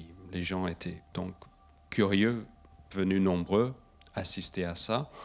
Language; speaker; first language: French; non-native, fluent; English